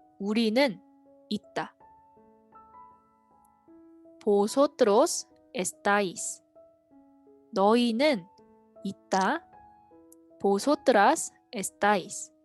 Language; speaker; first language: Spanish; non-native, fluent; Korean